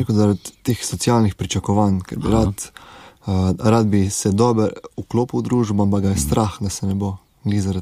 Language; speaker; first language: Slovenian; native; Slovenian